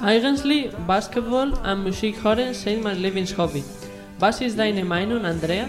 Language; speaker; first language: German; non-native, learner; Spanish